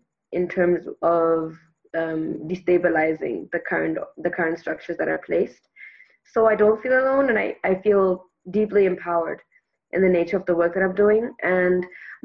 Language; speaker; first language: English; non-native, local second language; Tswana